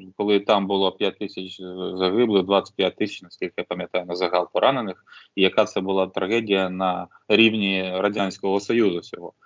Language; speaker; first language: Ukrainian; non-native, local second language; Russian